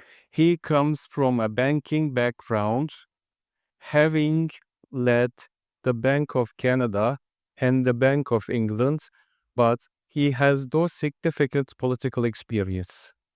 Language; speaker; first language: English; non-native, fluent; Turkish